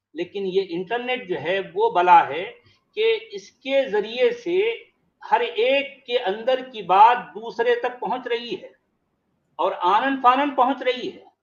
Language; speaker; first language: Hindi; native; Hindi